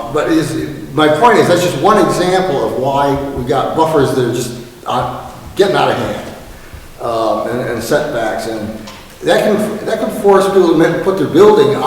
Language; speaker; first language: English; native; English